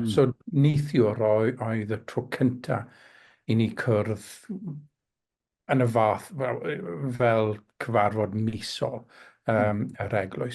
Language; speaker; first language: Welsh; non-native, local second language; English